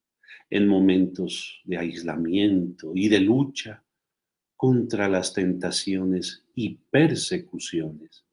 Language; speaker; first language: Spanish; native; Spanish